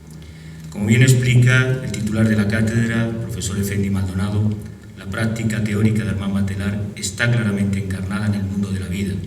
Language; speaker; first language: Spanish; native; Spanish